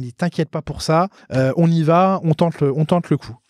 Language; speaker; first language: French; native; French